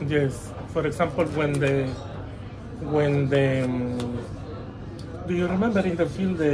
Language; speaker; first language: English; non-native, learner; Spanish